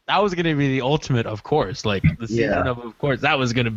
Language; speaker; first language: English; native; English